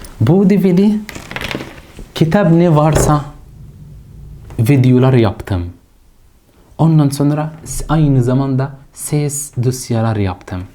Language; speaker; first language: Turkish; non-native, fluent; Arabic